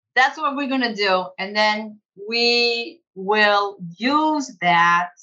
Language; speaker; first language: English; early bilingual, other home language; Portuguese